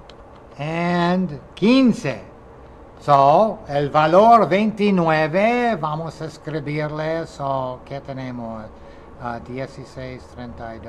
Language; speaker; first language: Spanish; non-native, fluent; English